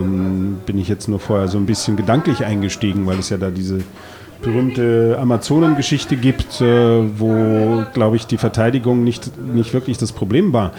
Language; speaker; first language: German; native; German